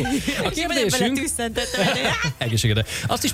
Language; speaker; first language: Hungarian; native; Hungarian